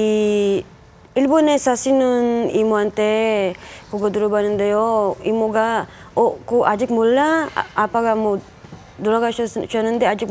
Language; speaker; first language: Korean; non-native, learner; Filipino